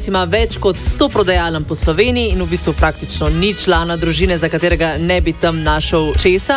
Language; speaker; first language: Slovenian; native; Slovenian